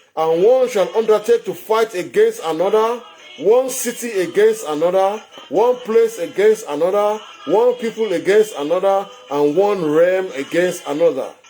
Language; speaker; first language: English; non-native, local second language; Yoruba